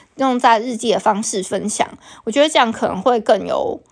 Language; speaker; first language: Chinese; non-native, local second language; Min Nan Chinese